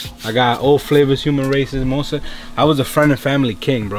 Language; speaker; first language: English; early bilingual, other home language; Spanish